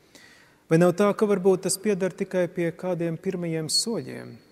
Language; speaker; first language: Latvian; native; Latvian